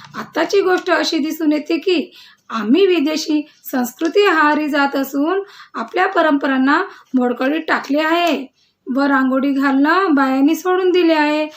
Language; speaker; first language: Marathi; non-native, local second language; Telugu